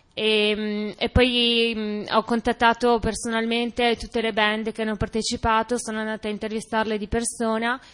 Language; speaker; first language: Italian; native; Italian